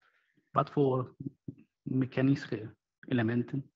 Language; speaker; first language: Dutch; non-native, fluent; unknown